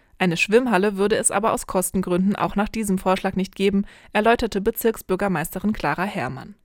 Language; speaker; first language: German; native; German